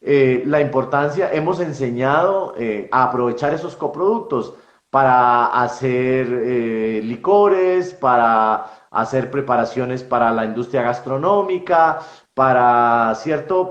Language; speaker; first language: Spanish; native; Spanish